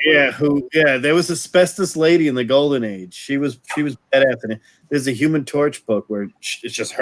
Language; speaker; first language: English; native; English